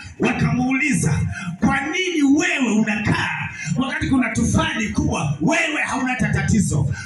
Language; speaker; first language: Swahili; native; Swahili